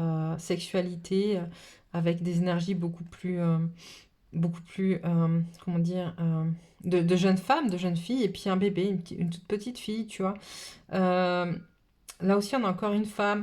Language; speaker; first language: French; native; French